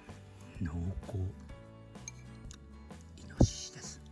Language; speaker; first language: Japanese; native; Japanese